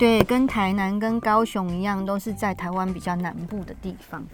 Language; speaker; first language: Chinese; native; Chinese